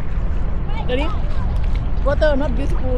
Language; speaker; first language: English; non-native, learner; Vietnamese